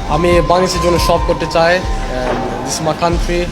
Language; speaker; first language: Bangla; early bilingual, heritage; Swedish